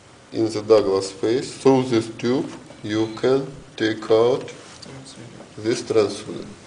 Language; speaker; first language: English; non-native, learner; Russian